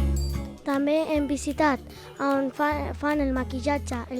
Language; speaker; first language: Catalan; non-native, local second language; Spanish